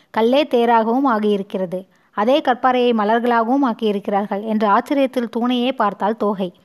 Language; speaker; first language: Tamil; native; Tamil